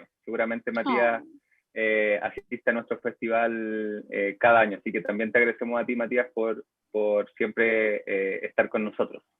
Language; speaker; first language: Spanish; native; Spanish